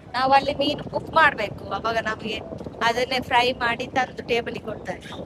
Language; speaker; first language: Kannada; non-native, local second language; Tulu